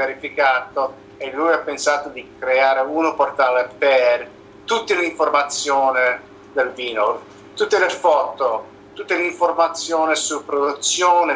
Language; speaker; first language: Italian; non-native, learner; English